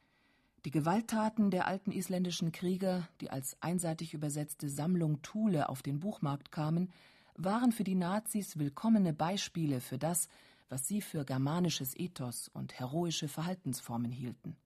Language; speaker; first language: German; native; German